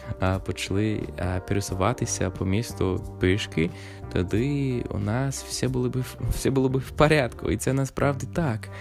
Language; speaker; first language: Ukrainian; non-native, fluent; English